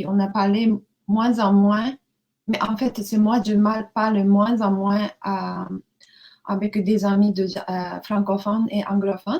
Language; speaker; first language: French; non-native, learner; Japanese